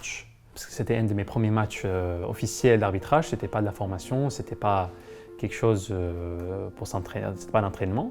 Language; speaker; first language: French; non-native, fluent; Arabic